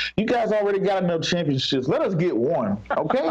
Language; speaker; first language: English; native; English